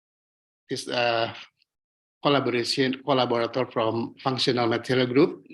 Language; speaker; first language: English; non-native, learner; Indonesian